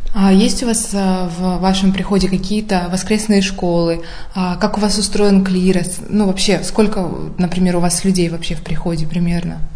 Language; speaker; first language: Russian; native; Russian